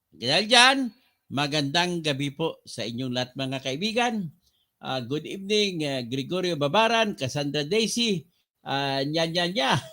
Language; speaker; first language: Filipino; non-native, local second language; Cebuano